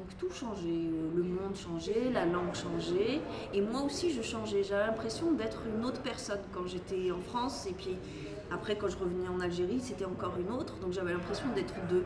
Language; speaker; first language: French; native; French